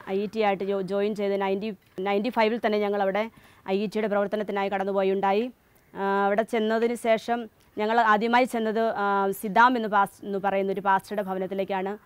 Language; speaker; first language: Malayalam; native; Malayalam